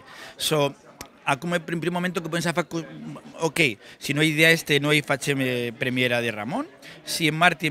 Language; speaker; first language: Romanian; non-native, learner; Spanish